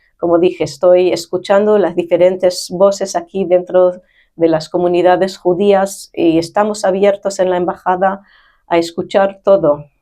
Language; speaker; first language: Spanish; early bilingual, heritage; Spanish